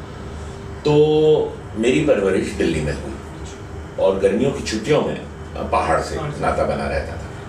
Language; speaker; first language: Hindi; native; Hindi